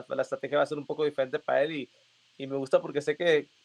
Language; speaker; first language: Spanish; native; Spanish